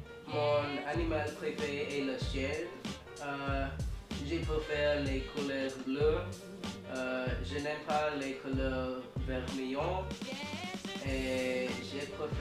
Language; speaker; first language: French; non-native, learner; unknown